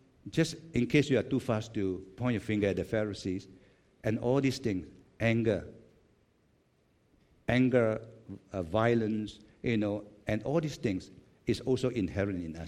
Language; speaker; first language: English; non-native, local second language; Chinese